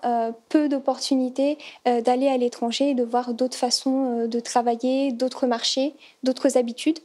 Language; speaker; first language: French; native; French